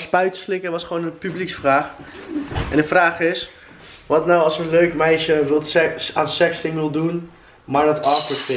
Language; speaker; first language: Dutch; native; Dutch